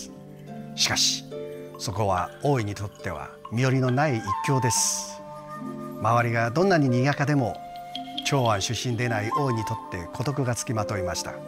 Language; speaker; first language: Japanese; non-native, fluent; Chinese